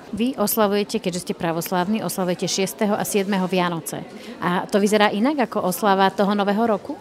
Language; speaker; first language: Slovak; native; Slovak